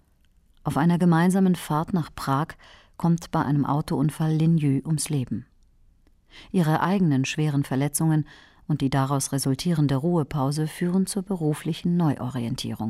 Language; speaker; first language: German; native; German